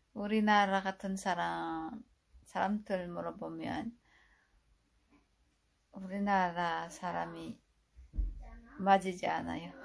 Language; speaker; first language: Korean; non-native, fluent; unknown